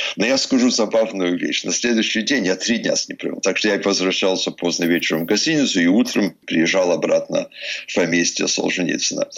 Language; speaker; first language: Russian; early bilingual, heritage; Russian